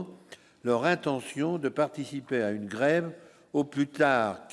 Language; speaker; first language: French; native; French